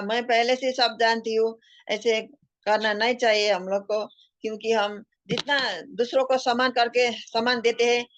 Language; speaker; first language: Hindi; non-native, local second language; Nepali